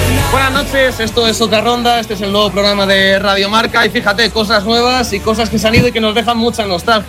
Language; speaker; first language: Spanish; native; Spanish